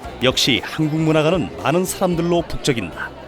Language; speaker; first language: Korean; native; Korean